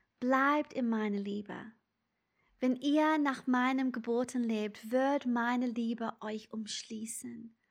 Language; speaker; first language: German; non-native, fluent; English